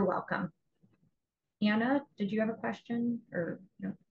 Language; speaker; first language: English; native; English